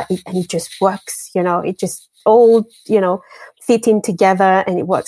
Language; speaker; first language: English; non-native, fluent; French